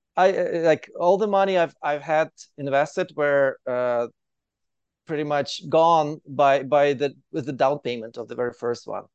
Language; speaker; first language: English; non-native, fluent; Ukrainian